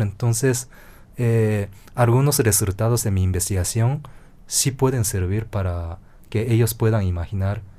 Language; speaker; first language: Spanish; non-native, fluent; Japanese